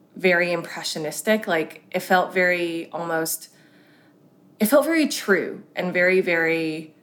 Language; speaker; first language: English; early bilingual, other home language; Cantonese